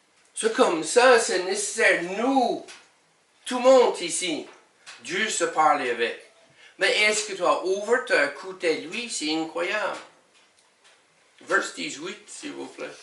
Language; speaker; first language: French; non-native, learner; English